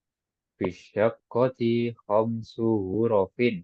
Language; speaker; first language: Arabic; non-native, fluent; Indonesian